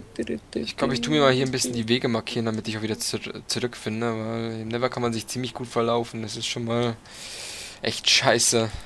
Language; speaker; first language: German; native; German